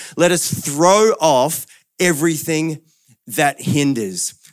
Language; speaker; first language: English; native; English